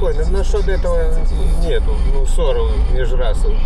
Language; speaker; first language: Russian; native; Russian